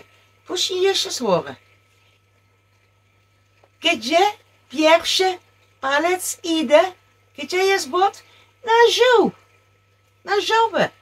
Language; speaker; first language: Polish; non-native, learner; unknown